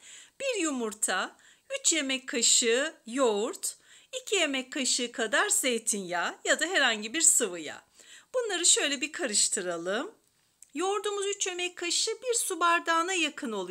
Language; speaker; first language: Turkish; native; Turkish